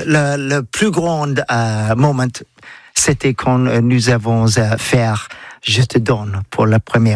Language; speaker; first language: French; non-native, learner; English